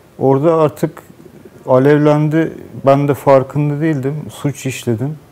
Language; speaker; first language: Turkish; native; Turkish